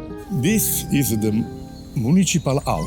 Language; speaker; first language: English; non-native, learner; Italian